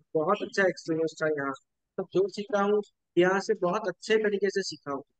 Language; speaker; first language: Hindi; non-native, local second language; Bangla